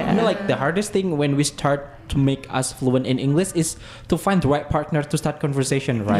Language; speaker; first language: English; non-native, fluent; Indonesian